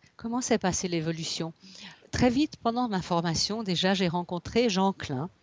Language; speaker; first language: French; native; French